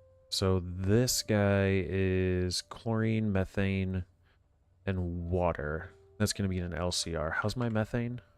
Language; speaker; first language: English; native; English